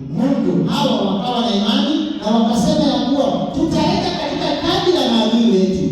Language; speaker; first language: Swahili; non-native, local second language; Luo (Kenya and Tanzania)